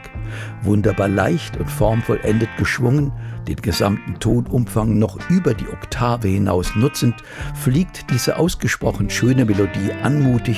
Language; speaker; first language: German; native; German